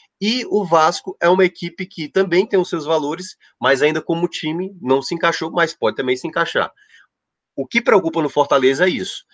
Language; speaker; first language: Portuguese; native; Portuguese